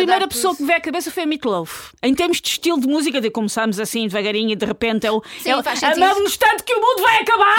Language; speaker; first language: Portuguese; native; Portuguese